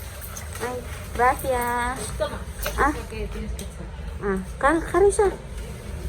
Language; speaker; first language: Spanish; non-native, learner; Filipino